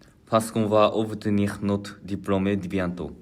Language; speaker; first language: French; non-native, learner; Japanese